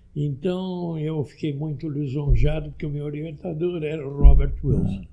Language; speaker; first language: Portuguese; early bilingual, other home language; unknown